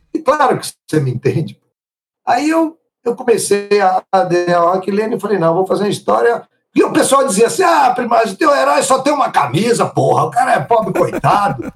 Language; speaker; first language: Portuguese; early bilingual, other home language; Italian